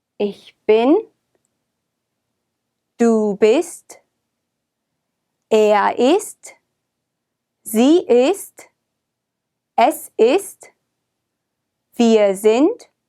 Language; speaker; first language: German; non-native, fluent; Korean